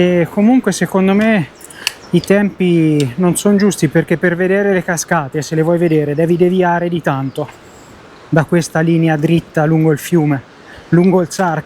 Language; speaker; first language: Italian; native; Italian